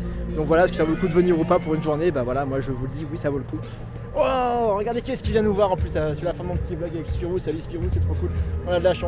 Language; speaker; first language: French; native; French